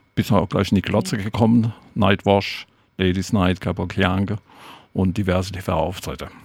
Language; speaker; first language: German; native; German